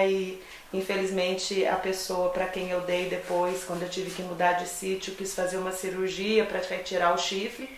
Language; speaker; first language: Portuguese; native; Portuguese